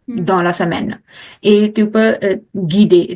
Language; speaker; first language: French; non-native, learner; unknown